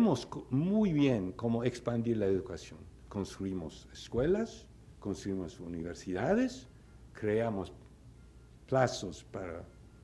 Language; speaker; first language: Spanish; non-native, fluent; English